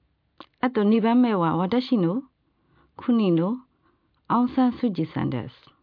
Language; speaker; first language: Japanese; non-native, learner; Burmese